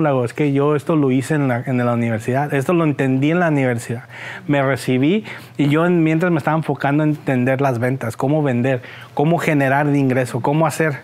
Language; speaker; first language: Spanish; early bilingual, heritage; Spanish